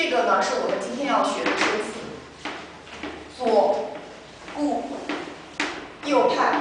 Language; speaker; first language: Chinese; native; Chinese